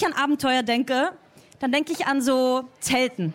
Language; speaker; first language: German; native; German